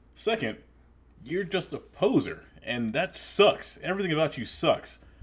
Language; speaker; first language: English; native; English